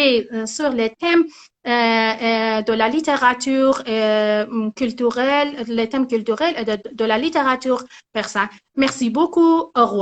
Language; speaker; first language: French; non-native, learner; Persian